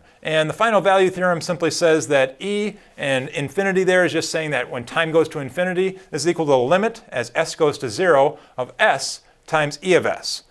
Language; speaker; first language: English; native; English